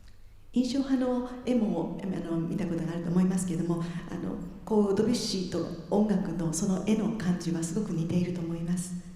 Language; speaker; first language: Japanese; native; Japanese